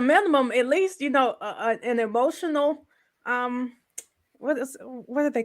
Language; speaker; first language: English; native; English